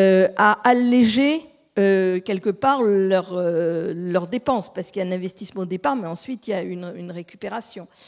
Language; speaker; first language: French; native; French